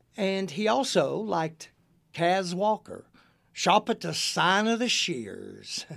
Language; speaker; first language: English; native; English